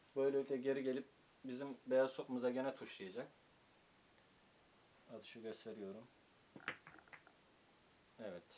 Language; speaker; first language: Turkish; native; Turkish